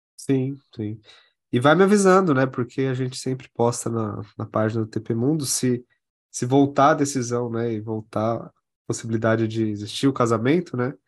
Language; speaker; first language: Portuguese; native; Portuguese